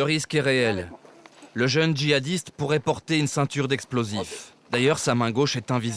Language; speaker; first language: French; native; French